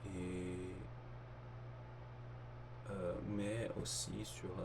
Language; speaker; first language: French; non-native, fluent; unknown